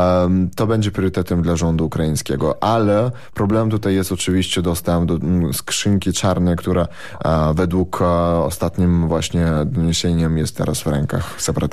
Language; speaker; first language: Polish; non-native, fluent; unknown